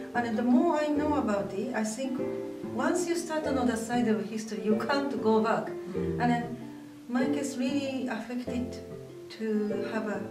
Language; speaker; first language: English; non-native, fluent; Japanese